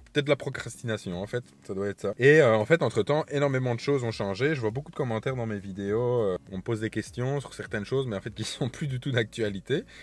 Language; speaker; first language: French; native; French